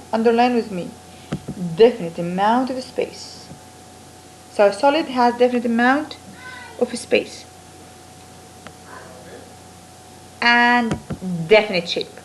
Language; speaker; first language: English; non-native, fluent; Arabic